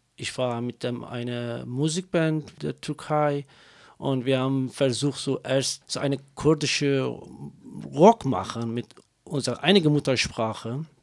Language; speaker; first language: German; non-native, learner; Kurdish